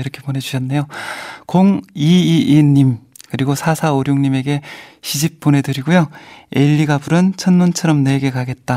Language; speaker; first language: Korean; native; Korean